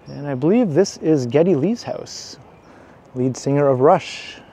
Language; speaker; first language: English; native; English